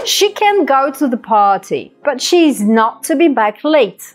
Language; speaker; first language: English; non-native, fluent; Russian